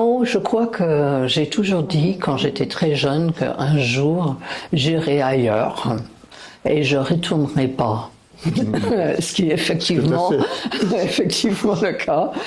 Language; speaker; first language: French; non-native, fluent; English